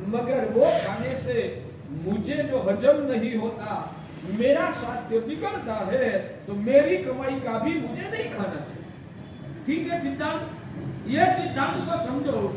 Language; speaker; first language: Hindi; non-native, local second language; Gujarati